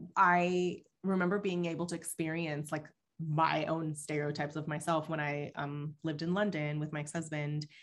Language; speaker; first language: English; early bilingual, other home language; Spanish